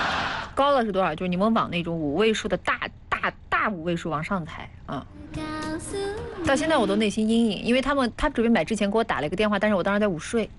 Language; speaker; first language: Chinese; native; Chinese